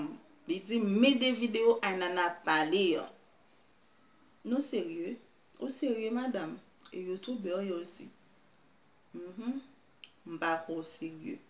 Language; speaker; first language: French; non-native, local second language; Haitian Creole